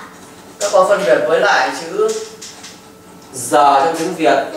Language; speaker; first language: Vietnamese; native; Vietnamese